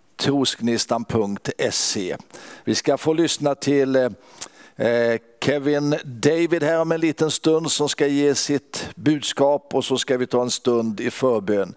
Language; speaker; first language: Swedish; native; Swedish